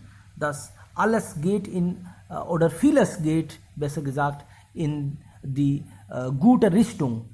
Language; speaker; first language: German; non-native, fluent; Hindi